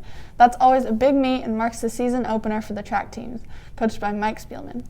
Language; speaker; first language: English; native; English